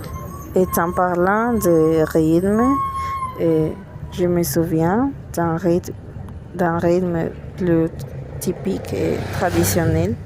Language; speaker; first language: French; non-native, learner; Spanish